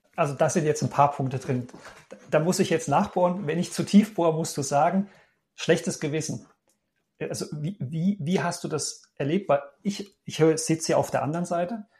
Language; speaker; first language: German; native; German